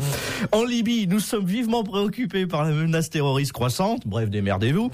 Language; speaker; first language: French; native; French